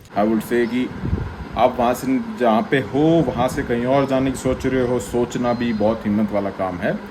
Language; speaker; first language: Hindi; native; Hindi